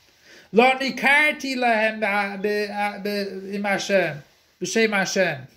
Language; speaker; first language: Hebrew; non-native, fluent; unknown